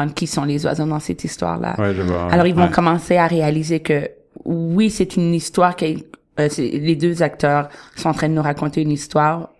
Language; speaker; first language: French; native; French